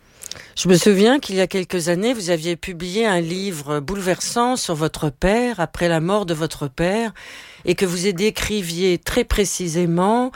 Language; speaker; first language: French; native; French